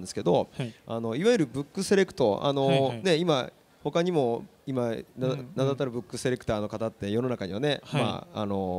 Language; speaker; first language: Japanese; native; Japanese